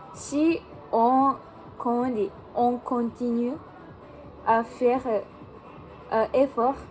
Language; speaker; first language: French; non-native, learner; Japanese